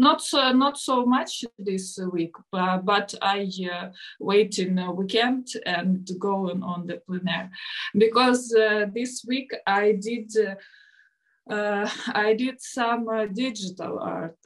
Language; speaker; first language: English; non-native, learner; Ukrainian